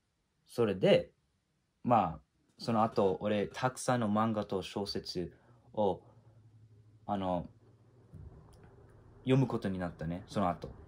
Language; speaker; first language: Japanese; non-native, fluent; English